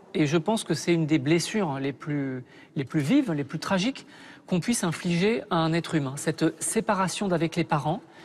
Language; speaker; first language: French; native; French